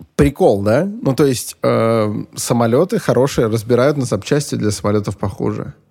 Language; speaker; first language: Russian; native; Russian